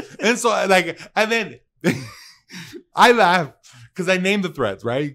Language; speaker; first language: English; early bilingual, other home language; Spanish